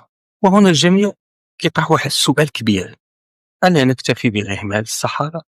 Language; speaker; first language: Arabic; native; Arabic